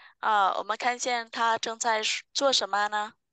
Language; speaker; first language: Chinese; non-native, fluent; Vietnamese